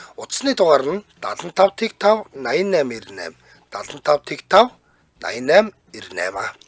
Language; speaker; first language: Mongolian; native; Mongolian